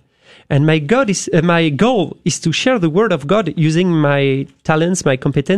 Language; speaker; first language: English; non-native, fluent; French